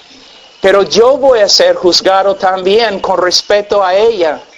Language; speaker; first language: Spanish; non-native, fluent; English